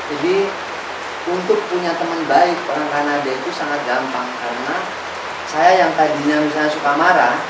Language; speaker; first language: Indonesian; native; Indonesian